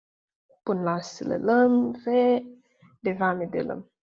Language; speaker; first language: Turkish; non-native, fluent; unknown